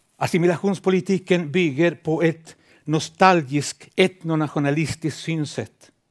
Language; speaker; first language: Swedish; non-native, fluent; Spanish